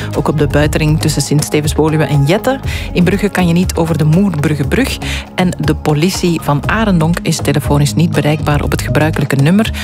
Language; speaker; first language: Dutch; native; Dutch